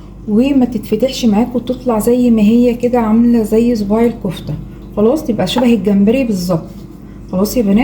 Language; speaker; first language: Arabic; native; Arabic